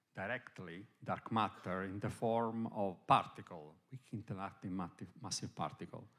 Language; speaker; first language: English; non-native, fluent; Italian